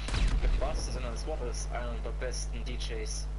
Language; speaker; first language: German; native; German